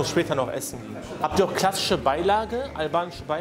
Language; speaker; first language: German; native; German